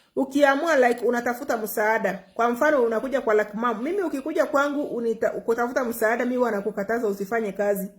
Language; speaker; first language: Swahili; non-native, local second language; Gusii